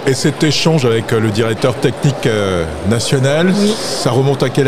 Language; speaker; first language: French; native; French